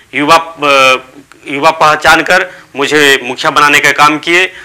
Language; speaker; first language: Hindi; native; Hindi